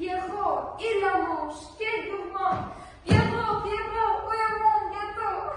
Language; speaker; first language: French; non-native, learner; Uzbek